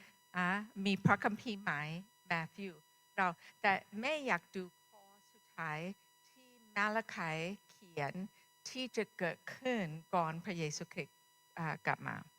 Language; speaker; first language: Thai; non-native, fluent; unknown